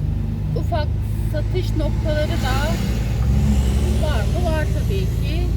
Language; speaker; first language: Turkish; native; Turkish